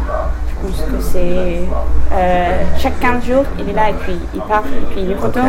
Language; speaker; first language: French; non-native, learner; English